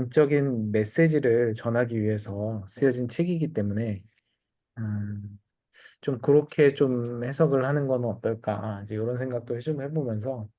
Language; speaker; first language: Korean; native; Korean